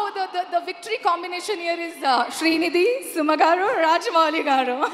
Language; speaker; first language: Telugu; non-native, learner; Kannada